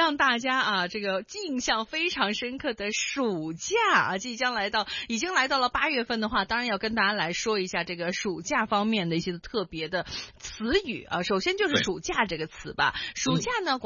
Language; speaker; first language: Chinese; non-native, local second language; Cantonese